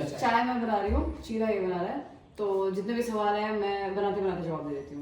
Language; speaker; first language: Hindi; native; Hindi